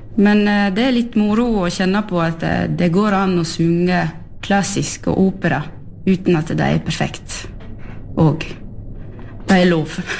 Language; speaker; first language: Norwegian; early bilingual, heritage; French